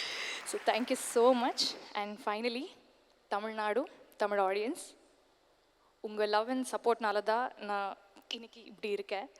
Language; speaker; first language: Tamil; non-native, fluent; Telugu